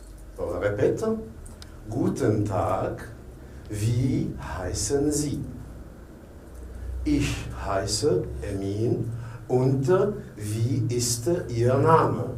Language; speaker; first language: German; non-native, fluent; Arabic